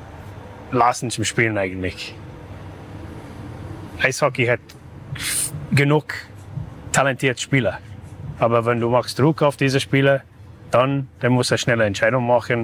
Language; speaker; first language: German; non-native, learner; English